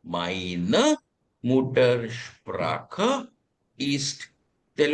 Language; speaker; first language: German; non-native, fluent; Telugu